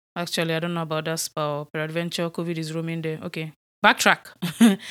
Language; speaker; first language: English; non-native, local second language; Yoruba